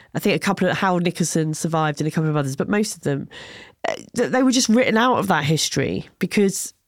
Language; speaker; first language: English; native; English